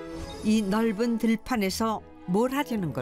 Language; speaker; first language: Korean; native; Korean